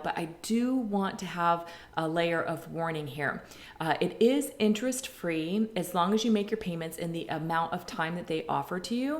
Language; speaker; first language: English; native; English